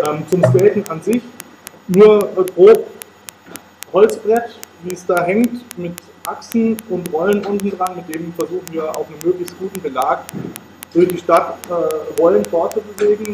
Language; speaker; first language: German; native; German